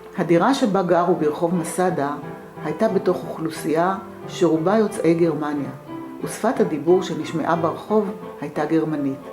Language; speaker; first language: Hebrew; native; Hebrew